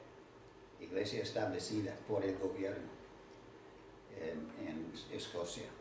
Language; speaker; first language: Spanish; non-native, fluent; English